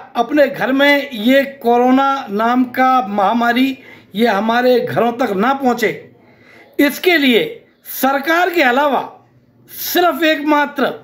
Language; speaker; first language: Hindi; native; Hindi